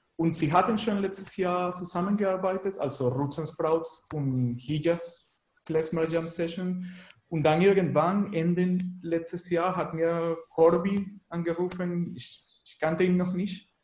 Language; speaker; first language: German; non-native, fluent; Spanish